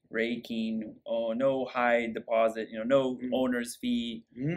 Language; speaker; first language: English; native; English